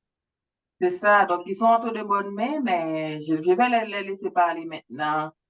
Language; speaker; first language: French; native; French